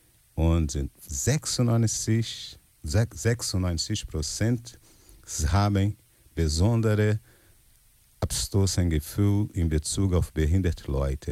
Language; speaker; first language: German; non-native, learner; Portuguese